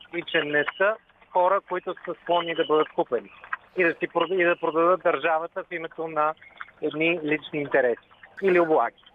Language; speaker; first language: Bulgarian; native; Bulgarian